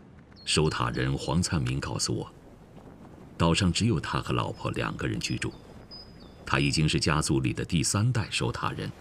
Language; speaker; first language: Chinese; native; Chinese